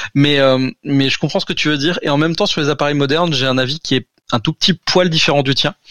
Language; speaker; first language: French; native; French